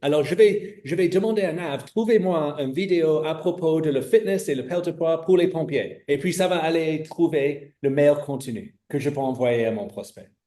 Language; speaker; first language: French; non-native, fluent; English